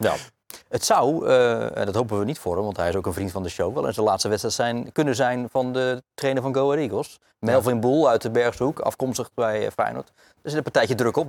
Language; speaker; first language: Dutch; native; Dutch